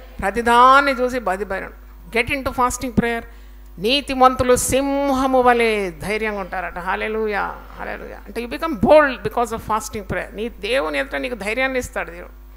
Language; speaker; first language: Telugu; native; Telugu